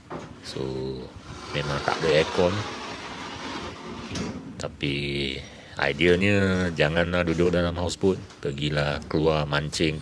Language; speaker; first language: Malay; native; Malay